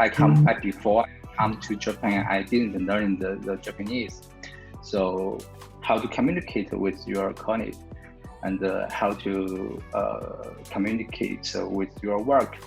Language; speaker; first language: English; non-native, learner; Chinese